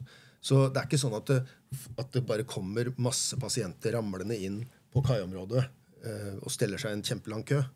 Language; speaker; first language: Norwegian; native; Norwegian